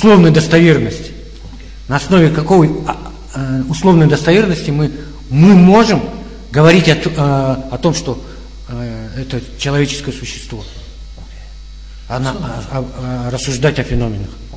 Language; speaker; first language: Russian; native; Russian